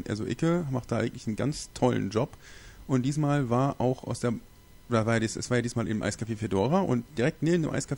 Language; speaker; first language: German; native; German